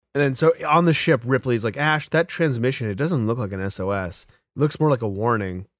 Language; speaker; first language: English; native; English